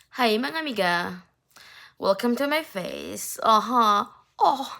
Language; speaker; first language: Cebuano; native; Cebuano